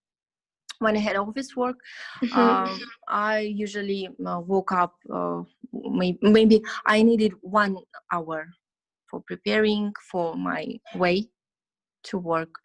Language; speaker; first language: English; non-native, learner; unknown